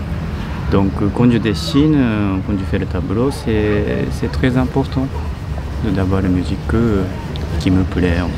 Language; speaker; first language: French; non-native, fluent; Japanese